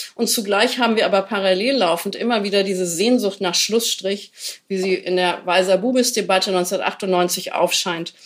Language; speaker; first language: German; native; German